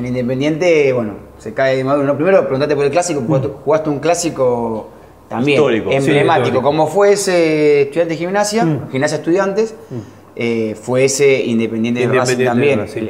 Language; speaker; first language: Spanish; native; Spanish